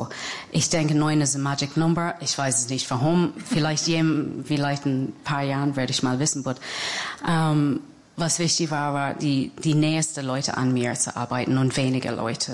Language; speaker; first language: German; non-native, fluent; English